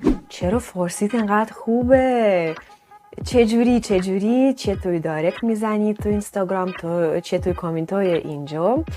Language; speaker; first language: Persian; non-native, fluent; Russian